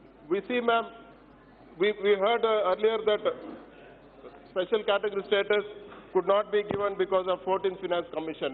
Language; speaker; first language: English; non-native, local second language; Telugu